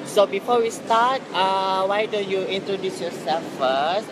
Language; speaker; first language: English; non-native, local second language; Malay